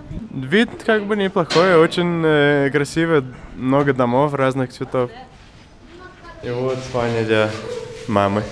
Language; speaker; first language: Russian; non-native, fluent; English